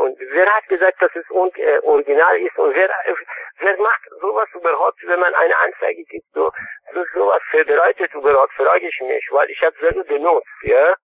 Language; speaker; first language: German; non-native, fluent; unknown